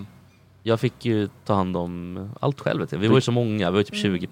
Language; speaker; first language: Swedish; native; Swedish